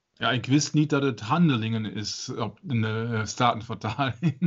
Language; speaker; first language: Dutch; non-native, learner; German